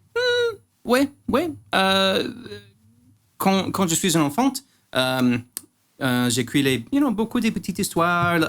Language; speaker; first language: French; non-native, learner; English